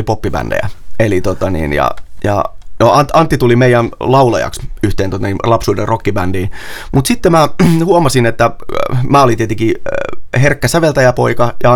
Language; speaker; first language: Finnish; native; Finnish